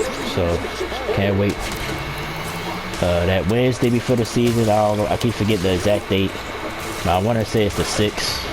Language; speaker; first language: English; native; English